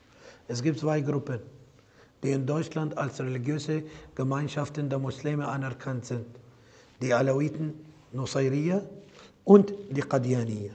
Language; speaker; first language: German; non-native, fluent; Arabic